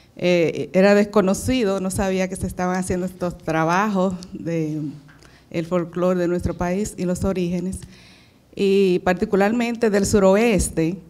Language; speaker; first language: Spanish; native; Spanish